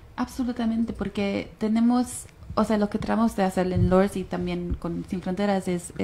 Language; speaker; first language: Spanish; non-native, fluent; English